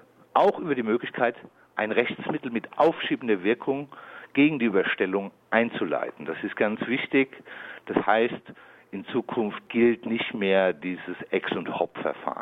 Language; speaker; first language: German; native; German